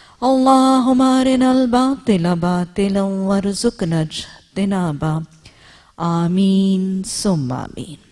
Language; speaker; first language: Urdu; native; Urdu